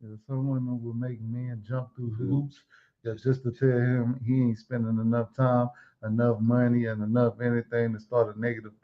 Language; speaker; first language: English; native; English